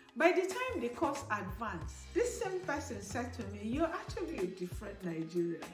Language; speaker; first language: English; non-native, local second language; Igbo